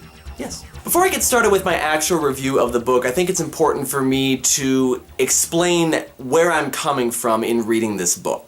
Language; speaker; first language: English; native; English